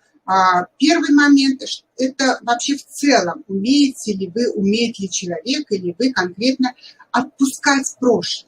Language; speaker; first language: Russian; native; Russian